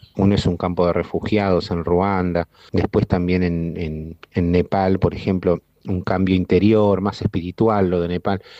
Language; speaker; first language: Spanish; native; Spanish